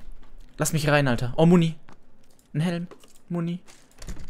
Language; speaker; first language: German; native; German